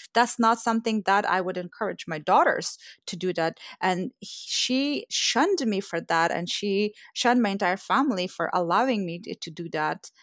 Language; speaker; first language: English; non-native, fluent; Persian